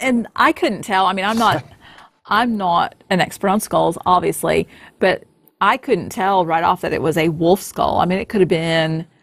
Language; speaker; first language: English; native; English